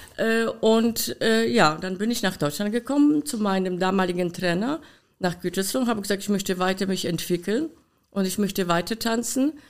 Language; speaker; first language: German; non-native, fluent; Polish